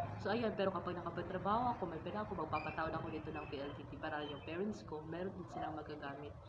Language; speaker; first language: Filipino; non-native, local second language; Cebuano